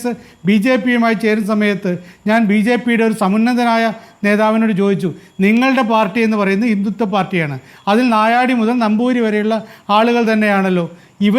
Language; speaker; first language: Malayalam; native; Malayalam